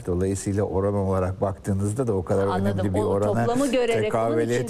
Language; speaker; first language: Turkish; native; Turkish